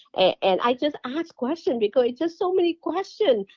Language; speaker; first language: English; non-native, fluent; Vietnamese